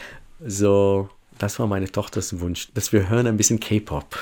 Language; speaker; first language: German; non-native, fluent; Hebrew